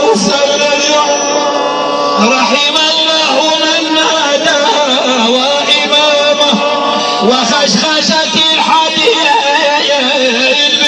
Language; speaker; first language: Arabic; native; Arabic